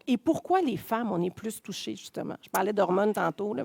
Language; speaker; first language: French; native; French